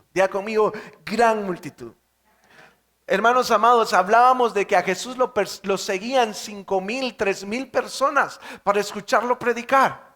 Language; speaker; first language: Spanish; native; Spanish